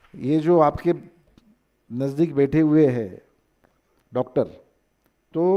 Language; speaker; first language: Hindi; non-native, local second language; Marathi